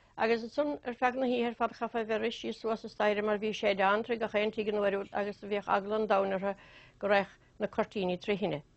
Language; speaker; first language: Irish; native; Irish